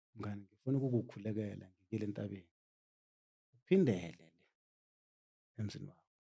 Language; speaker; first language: Zulu; non-native, local second language; South Ndebele